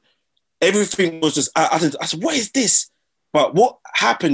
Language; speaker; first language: English; native; English